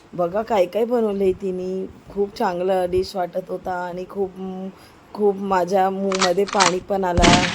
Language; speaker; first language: Marathi; non-native, local second language; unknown